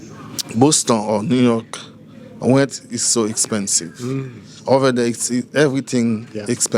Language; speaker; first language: English; non-native, learner; Haitian Creole